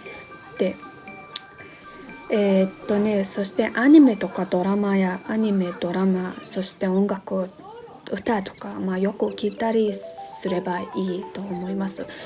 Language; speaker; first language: Japanese; non-native, fluent; Mongolian